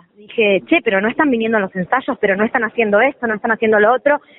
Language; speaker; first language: Spanish; native; Spanish